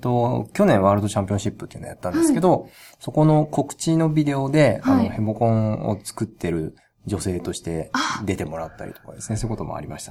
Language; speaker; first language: Japanese; native; Japanese